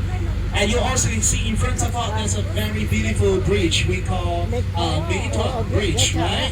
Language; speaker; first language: English; non-native, fluent; Vietnamese